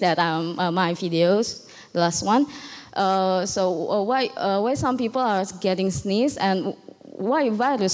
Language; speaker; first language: English; non-native, learner; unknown